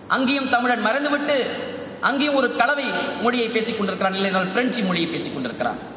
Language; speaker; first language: Tamil; early bilingual, heritage; Tamil